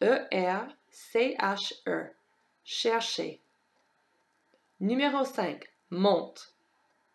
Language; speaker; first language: French; non-native, fluent; English